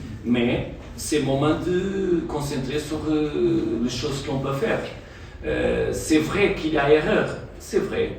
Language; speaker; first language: French; non-native, fluent; Portuguese